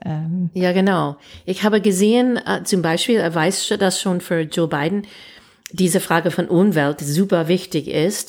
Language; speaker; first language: German; non-native, fluent; English